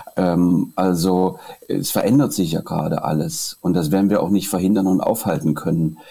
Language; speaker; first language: German; native; German